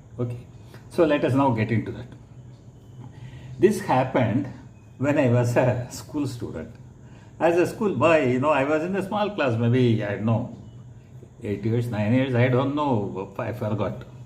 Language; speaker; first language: English; non-native, local second language; Tamil